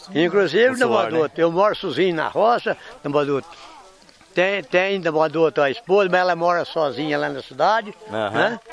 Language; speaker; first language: Portuguese; native; Portuguese